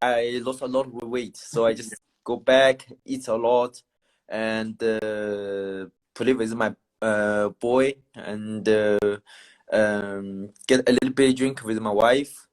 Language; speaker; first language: English; non-native, learner; Chinese